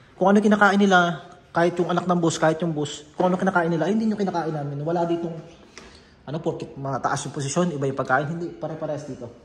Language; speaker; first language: Filipino; native; Filipino